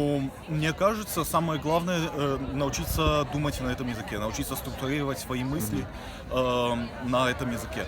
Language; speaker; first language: Russian; early bilingual, other home language; Bulgarian